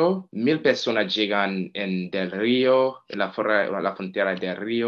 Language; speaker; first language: Spanish; non-native, fluent; Haitian Creole